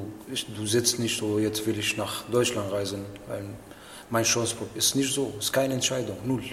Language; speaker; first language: German; non-native, learner; Arabic